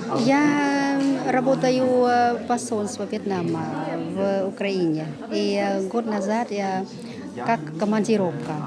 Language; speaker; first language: Russian; non-native, learner; Vietnamese